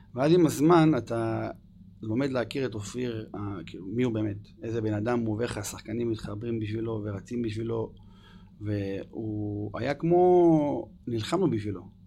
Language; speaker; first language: Hebrew; early bilingual, other home language; English